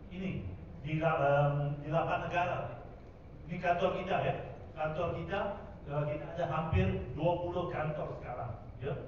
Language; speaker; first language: Indonesian; non-native, fluent; Tamil